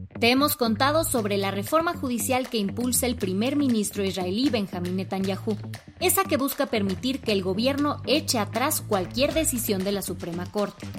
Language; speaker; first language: Spanish; native; Spanish